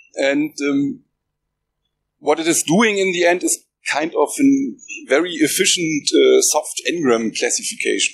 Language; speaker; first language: English; non-native, fluent; German